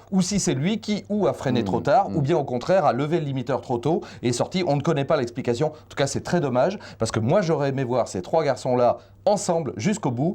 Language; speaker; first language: French; native; French